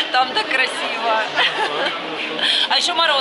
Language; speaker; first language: Russian; native; Russian